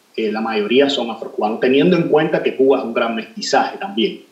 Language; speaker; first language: Spanish; native; Spanish